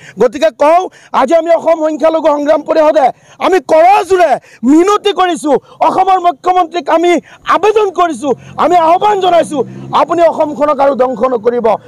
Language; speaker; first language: Assamese; non-native, local second language; Bangla